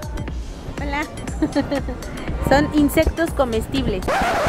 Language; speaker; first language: Spanish; native; Spanish